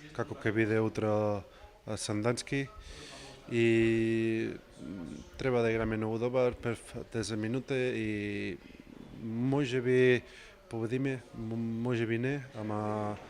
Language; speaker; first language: Macedonian; non-native, learner; Spanish